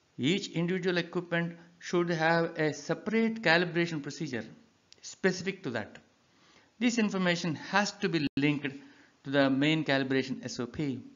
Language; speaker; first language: English; non-native, local second language; Telugu